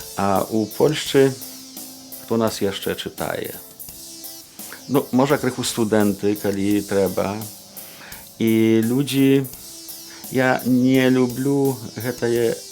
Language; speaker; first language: Belarusian; native; Belarusian